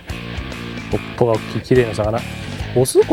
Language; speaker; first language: Japanese; native; Japanese